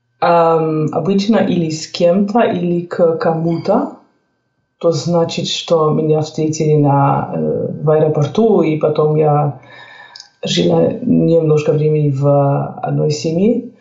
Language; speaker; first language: Russian; non-native, fluent; German